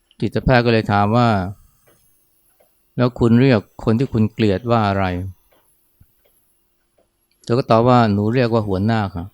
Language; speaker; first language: Thai; native; Thai